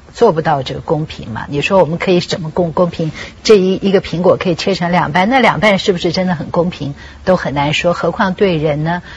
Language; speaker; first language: Chinese; native; Chinese